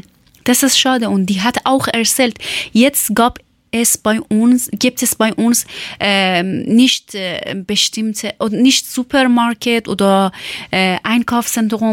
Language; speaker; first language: German; non-native, learner; Persian